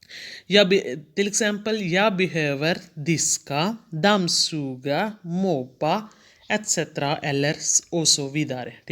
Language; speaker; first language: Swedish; non-native, fluent; Hindi